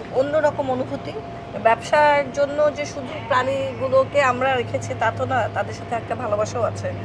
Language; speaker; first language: Bangla; native; Bangla